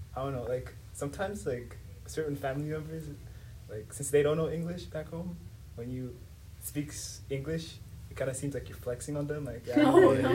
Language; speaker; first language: English; non-native, local second language; Swahili